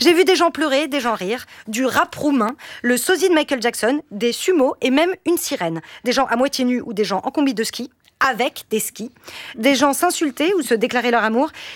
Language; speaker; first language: French; native; French